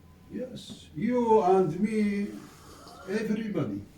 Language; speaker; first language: English; non-native, learner; Arabic